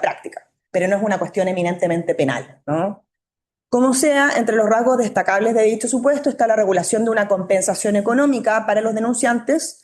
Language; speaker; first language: Spanish; native; Spanish